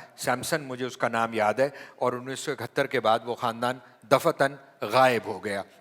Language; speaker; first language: Urdu; native; Urdu